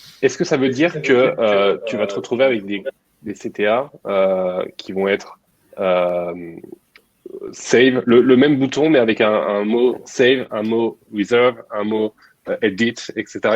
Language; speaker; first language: French; native; French